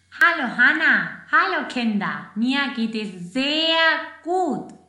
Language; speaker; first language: German; non-native, fluent; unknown